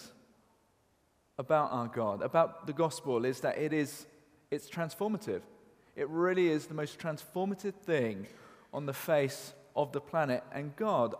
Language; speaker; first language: English; native; English